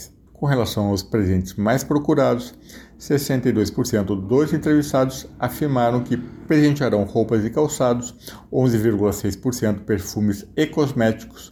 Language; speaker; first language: Portuguese; native; Portuguese